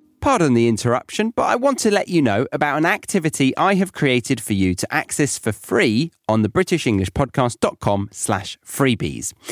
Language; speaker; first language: English; native; English